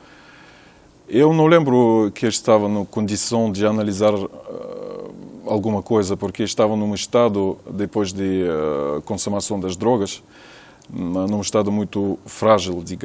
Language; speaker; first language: Portuguese; non-native, fluent; Russian